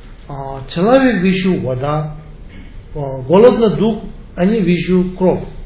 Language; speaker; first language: Russian; non-native, learner; Tibetan